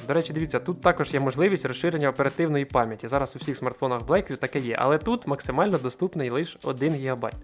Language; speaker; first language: Ukrainian; non-native, local second language; Russian